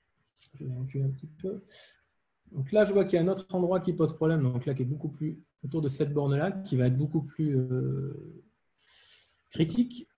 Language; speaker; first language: French; native; French